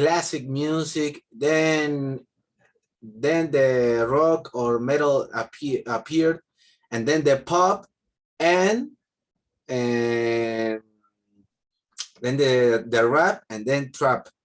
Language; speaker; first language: English; non-native, learner; Spanish